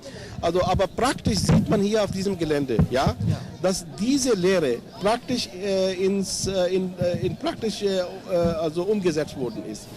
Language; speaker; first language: German; non-native, fluent; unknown